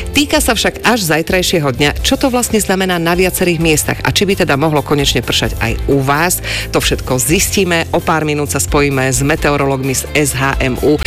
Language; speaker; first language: Slovak; native; Slovak